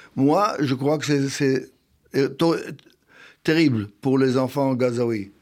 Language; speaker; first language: French; non-native, fluent; Hebrew